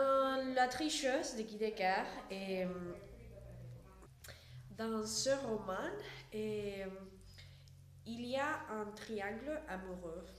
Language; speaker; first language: French; non-native, learner; Spanish